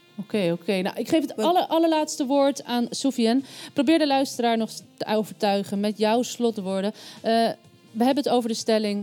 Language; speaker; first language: Dutch; native; Dutch